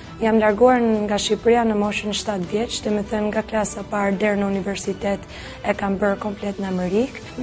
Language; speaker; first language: Albanian; early bilingual, heritage; Albanian